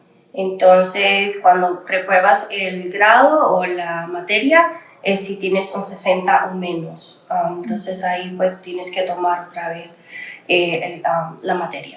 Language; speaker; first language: Spanish; early bilingual, other home language; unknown